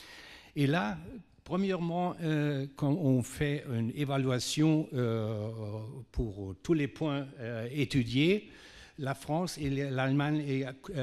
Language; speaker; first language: French; non-native, fluent; German